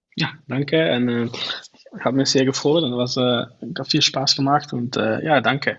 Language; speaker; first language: German; non-native, learner; Dutch